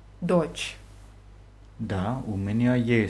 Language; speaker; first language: Russian; non-native, learner; German